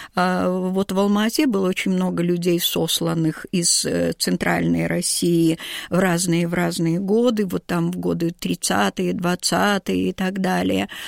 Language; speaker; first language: Russian; native; Russian